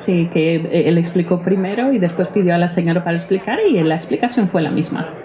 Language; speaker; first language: Spanish; non-native, fluent; Portuguese